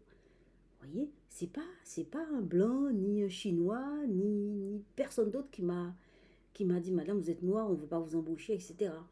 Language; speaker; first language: French; native; French